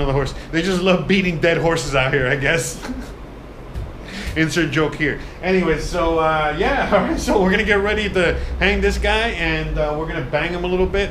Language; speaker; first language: English; native; English